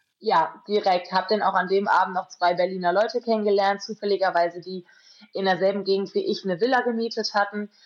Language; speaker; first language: German; native; German